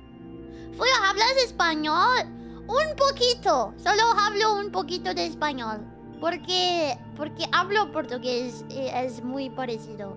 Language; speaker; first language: Spanish; non-native, learner; Portuguese